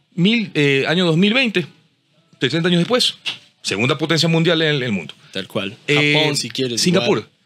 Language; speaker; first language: Spanish; native; Spanish